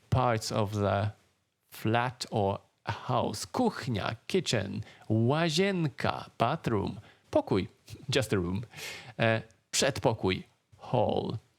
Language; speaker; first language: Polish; native; Polish